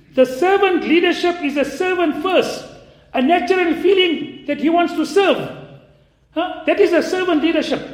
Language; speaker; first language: English; native; English